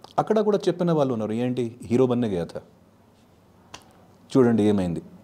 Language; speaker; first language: Telugu; non-native, fluent; Hindi